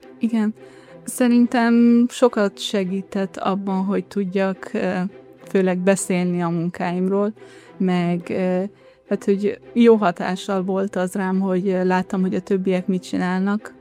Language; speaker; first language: Hungarian; early bilingual, heritage; Hungarian